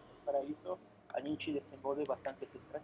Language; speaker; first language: Portuguese; non-native, fluent; Spanish